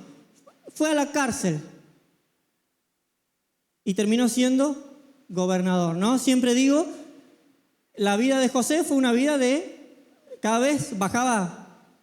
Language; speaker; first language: Spanish; native; Spanish